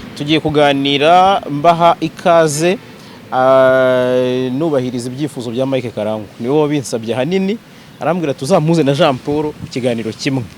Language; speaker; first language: Kinyarwanda; native; Kinyarwanda